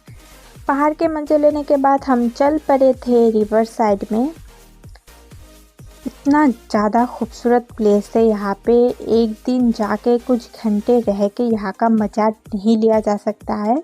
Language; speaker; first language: Hindi; non-native, local second language; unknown